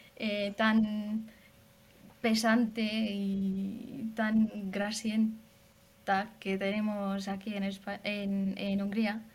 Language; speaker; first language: Spanish; non-native, fluent; Hungarian